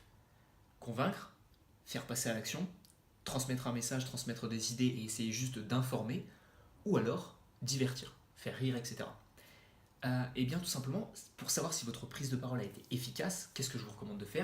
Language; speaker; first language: French; native; French